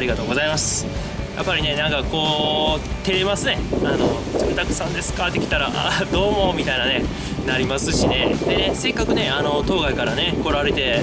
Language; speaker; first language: Japanese; native; Japanese